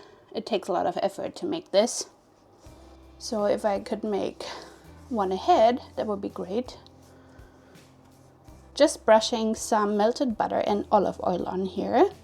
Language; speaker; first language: English; non-native, fluent; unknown